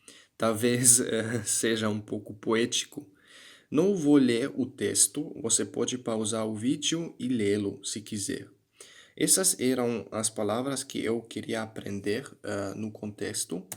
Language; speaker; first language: Portuguese; non-native, fluent; Hungarian